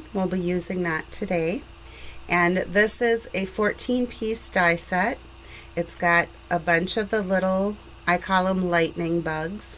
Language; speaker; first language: English; native; English